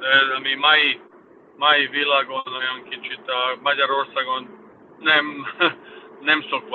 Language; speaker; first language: Hungarian; non-native, fluent; Serbian